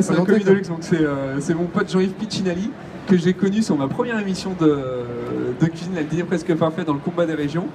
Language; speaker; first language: French; native; French